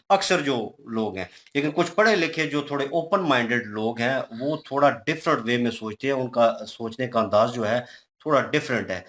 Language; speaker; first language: Urdu; non-native, local second language; Punjabi